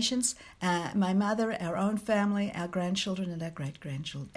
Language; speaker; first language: English; native; English